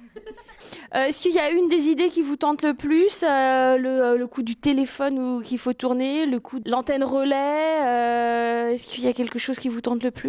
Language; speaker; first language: French; native; French